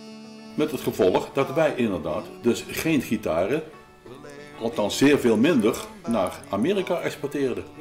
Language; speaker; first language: Dutch; native; Dutch